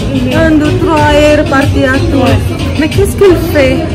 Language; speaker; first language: French; non-native, learner; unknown